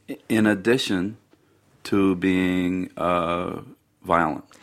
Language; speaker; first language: English; native; English